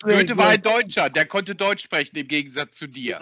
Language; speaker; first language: German; native; German